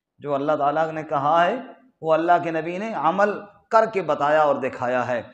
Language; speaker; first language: Urdu; non-native, local second language; Punjabi